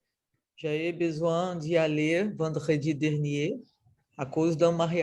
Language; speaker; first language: French; non-native, learner; Portuguese